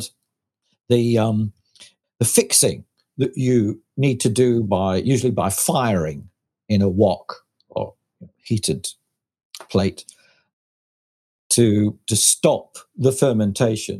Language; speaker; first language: English; native; English